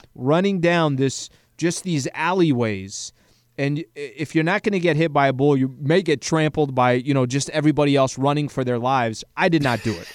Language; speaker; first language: English; native; English